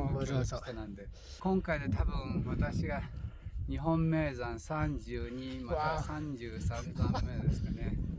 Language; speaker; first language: Japanese; native; Japanese